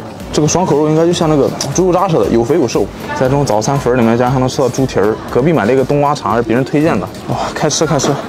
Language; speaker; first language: Chinese; native; Chinese